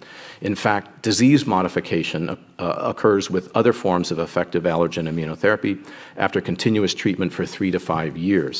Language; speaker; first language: English; native; English